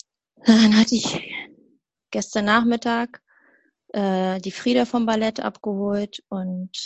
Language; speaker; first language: German; native; German